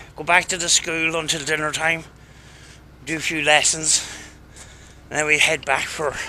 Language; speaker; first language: English; native; English